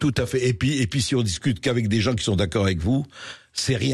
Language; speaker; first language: French; native; French